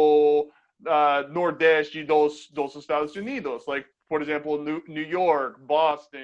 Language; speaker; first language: Portuguese; non-native, fluent; English